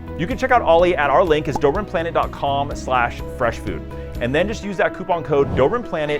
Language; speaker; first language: English; native; English